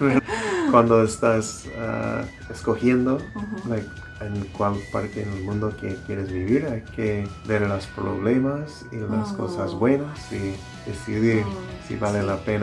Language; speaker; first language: Spanish; non-native, learner; English